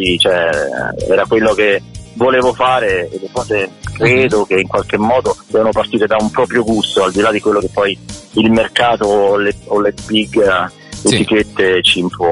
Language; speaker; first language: Italian; native; Italian